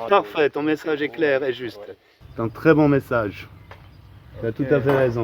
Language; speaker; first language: French; non-native, fluent; English